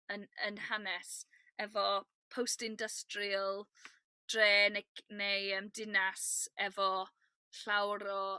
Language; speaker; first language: Welsh; non-native, learner; English